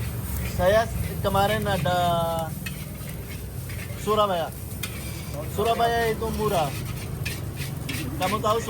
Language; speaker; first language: Indonesian; non-native, learner; Urdu